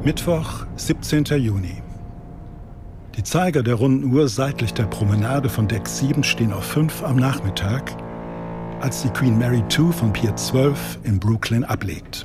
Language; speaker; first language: German; native; German